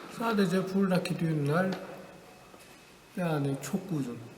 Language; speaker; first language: Turkish; non-native, learner; Korean